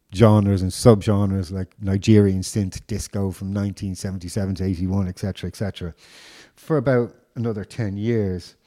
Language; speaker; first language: English; native; English